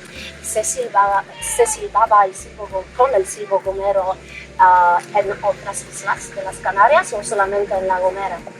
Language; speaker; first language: Spanish; non-native, fluent; Polish